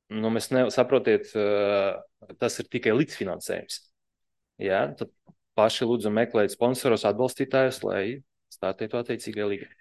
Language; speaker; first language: Latvian; non-native, local second language; Russian